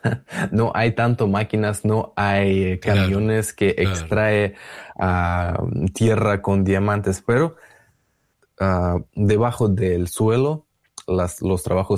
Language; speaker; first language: Spanish; non-native, learner; Russian